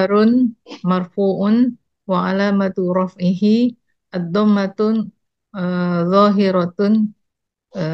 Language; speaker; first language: Arabic; non-native, learner; Indonesian